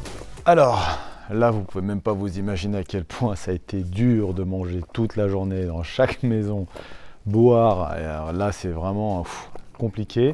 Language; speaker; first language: French; early bilingual, other home language; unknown